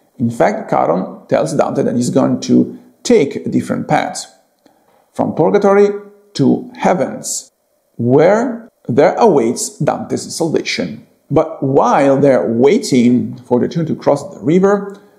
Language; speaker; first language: English; non-native, fluent; Italian